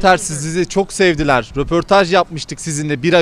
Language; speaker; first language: Turkish; native; Turkish